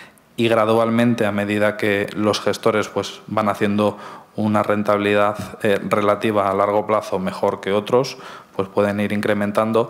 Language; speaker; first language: Spanish; native; Spanish